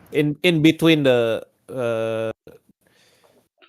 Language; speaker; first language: English; non-native, learner; Indonesian